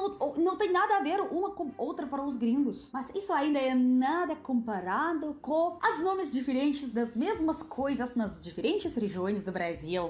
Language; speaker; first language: Portuguese; non-native, fluent; Russian